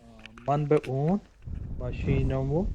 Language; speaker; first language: Persian; non-native, learner; Urdu